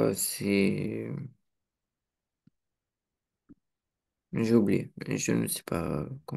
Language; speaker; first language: French; non-native, learner; Romanian